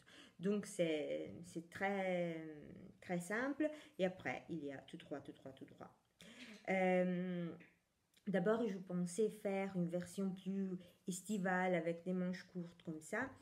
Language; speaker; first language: French; non-native, fluent; Italian